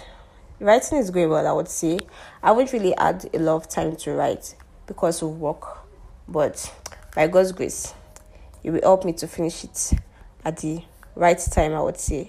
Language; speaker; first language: English; non-native, local second language; Yoruba